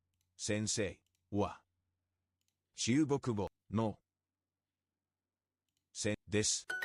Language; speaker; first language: Japanese; non-native, learner; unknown